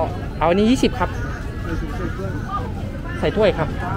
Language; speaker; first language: Thai; non-native, fluent; French